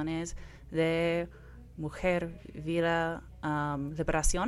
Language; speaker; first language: Spanish; non-native, fluent; English